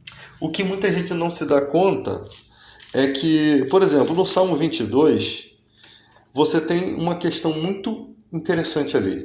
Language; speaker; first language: Portuguese; native; Portuguese